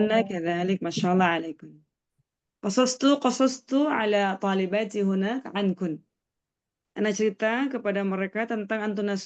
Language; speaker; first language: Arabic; non-native, fluent; Indonesian